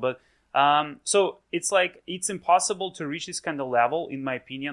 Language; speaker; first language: English; non-native, fluent; Russian